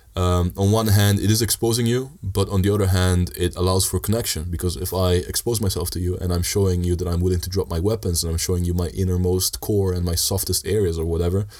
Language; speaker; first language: English; early bilingual, heritage; Dutch